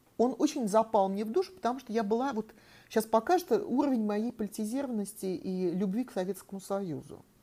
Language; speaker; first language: Russian; native; Russian